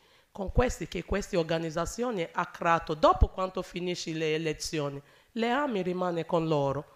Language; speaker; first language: Italian; non-native, learner; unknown